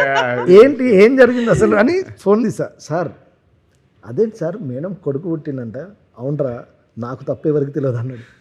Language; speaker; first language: Telugu; native; Telugu